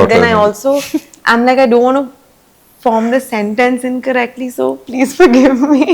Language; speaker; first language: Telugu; early bilingual, heritage; Telugu